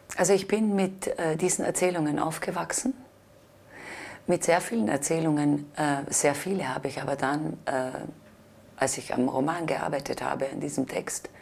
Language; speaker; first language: German; non-native, local second language; Slovenian